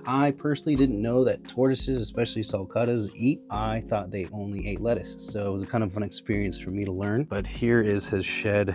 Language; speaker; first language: English; native; English